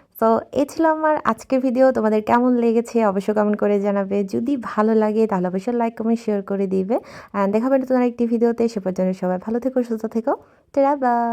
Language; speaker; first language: Bangla; native; Bangla